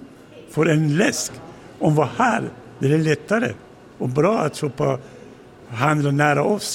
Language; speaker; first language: Swedish; non-native, learner; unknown